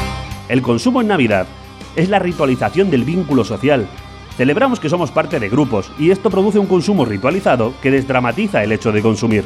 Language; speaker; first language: Spanish; native; Spanish